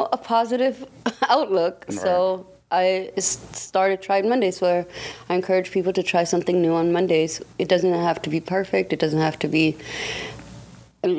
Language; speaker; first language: English; non-native, fluent; German